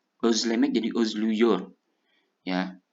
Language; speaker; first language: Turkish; non-native, fluent; Indonesian